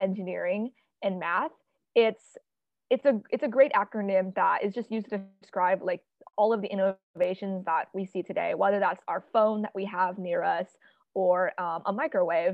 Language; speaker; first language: English; native; English